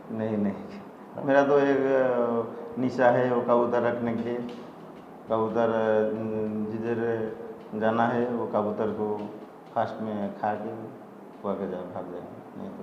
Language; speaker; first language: Hindi; non-native, local second language; Odia